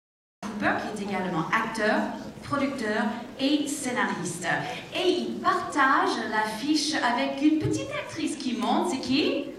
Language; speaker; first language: French; native; French